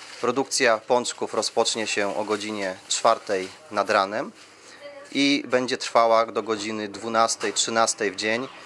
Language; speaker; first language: Polish; native; Polish